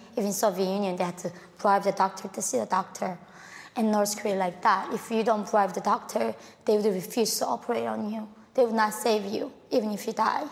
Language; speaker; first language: English; non-native, fluent; Korean